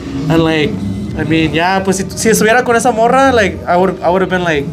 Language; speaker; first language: English; early bilingual, other home language; Spanish